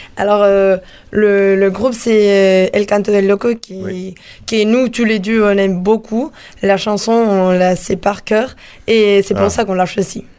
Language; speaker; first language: French; non-native, fluent; Spanish